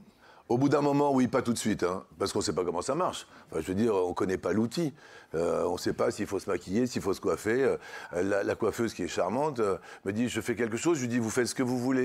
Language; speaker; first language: French; native; French